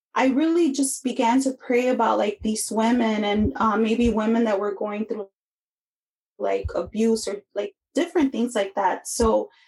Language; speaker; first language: English; native; English